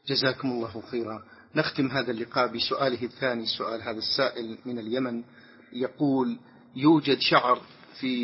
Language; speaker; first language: Arabic; native; Arabic